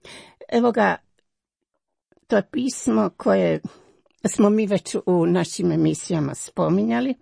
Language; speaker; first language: Croatian; native; Croatian